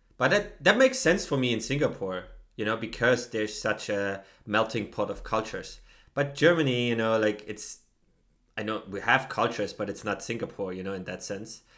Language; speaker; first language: English; non-native, fluent; German